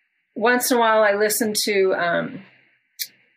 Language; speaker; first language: English; native; English